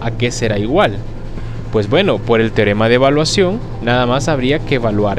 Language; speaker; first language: Spanish; native; Spanish